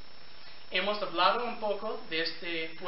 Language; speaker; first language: Spanish; non-native, fluent; English